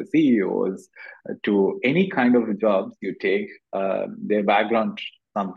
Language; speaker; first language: English; non-native, local second language; Malayalam